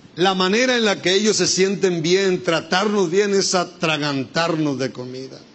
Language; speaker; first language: Spanish; native; Spanish